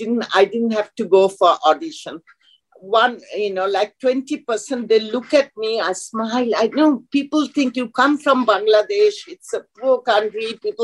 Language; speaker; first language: English; non-native, local second language; Bangla